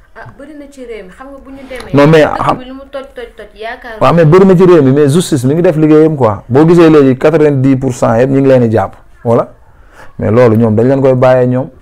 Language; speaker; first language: Wolof; native; Wolof